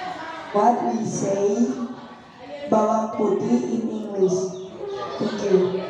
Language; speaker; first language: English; non-native, learner; Indonesian